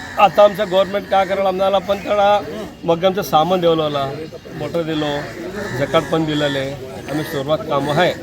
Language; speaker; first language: Marathi; non-native, fluent; Telugu